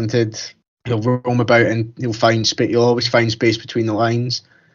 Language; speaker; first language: English; native; English